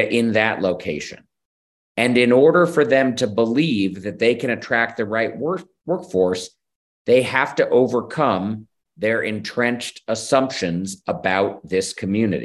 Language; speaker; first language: English; native; English